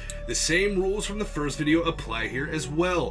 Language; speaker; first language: English; native; English